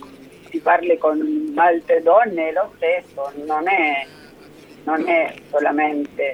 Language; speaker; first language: Italian; early bilingual, heritage; Spanish